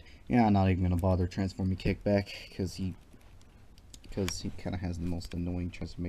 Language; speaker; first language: English; native; English